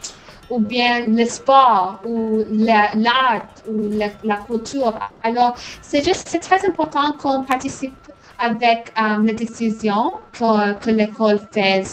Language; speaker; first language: French; non-native, fluent; English